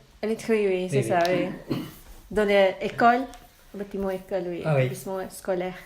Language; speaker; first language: French; non-native, learner; Malay